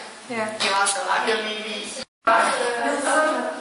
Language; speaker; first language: English; non-native, fluent; Chinese